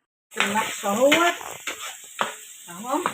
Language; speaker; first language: Arabic; native; Arabic